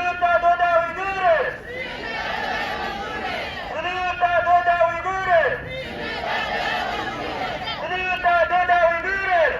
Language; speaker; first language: Swedish; non-native, learner; Uyghur